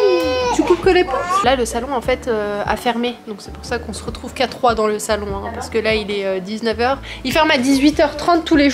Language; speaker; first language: French; native; French